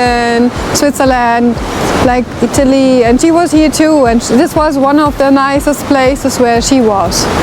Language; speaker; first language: English; non-native, learner; German